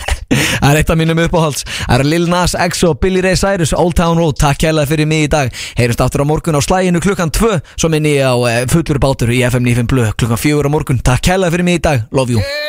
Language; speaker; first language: Icelandic; native; Icelandic